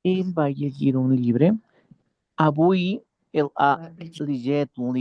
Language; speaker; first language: Catalan; non-native, learner; Spanish